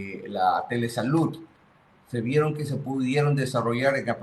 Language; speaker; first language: Spanish; native; Spanish